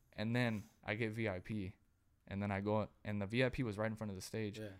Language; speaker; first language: English; native; English